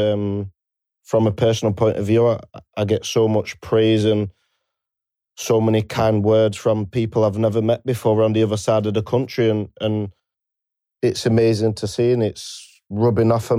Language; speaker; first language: English; native; English